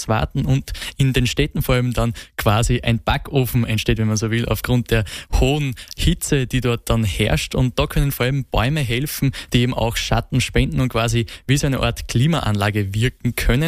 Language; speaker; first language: German; native; German